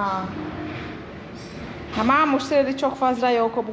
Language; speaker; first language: Turkish; non-native, learner; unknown